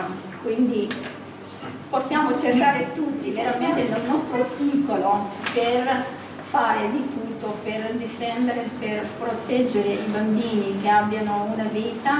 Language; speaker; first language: Italian; non-native, fluent; Kurdish